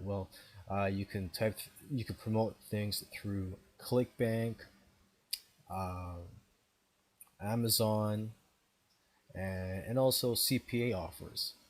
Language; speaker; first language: English; native; English